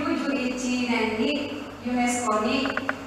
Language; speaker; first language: Japanese; non-native, learner; Indonesian